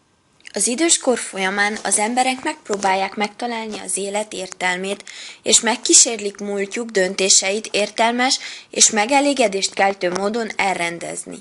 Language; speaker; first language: Hungarian; native; Hungarian